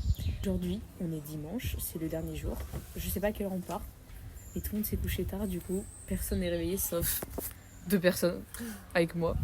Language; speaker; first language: French; native; French